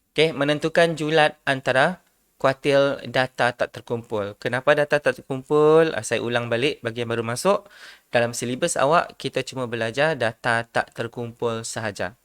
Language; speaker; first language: Malay; non-native, local second language; Iban